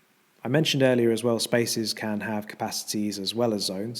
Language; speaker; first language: English; native; English